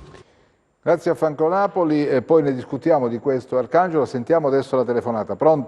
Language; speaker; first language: Italian; native; Italian